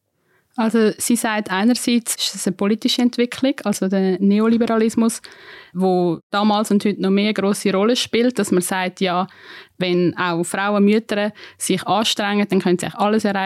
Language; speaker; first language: German; native; German